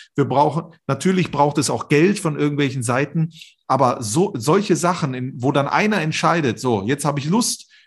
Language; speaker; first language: German; native; German